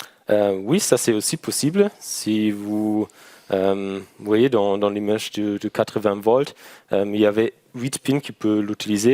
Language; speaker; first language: French; non-native, learner; German